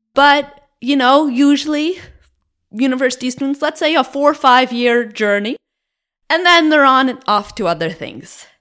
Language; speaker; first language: English; native; English